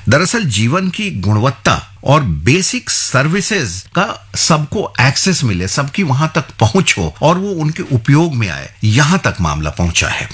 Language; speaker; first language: Hindi; native; Hindi